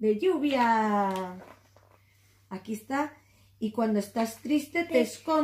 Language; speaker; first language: Spanish; native; Spanish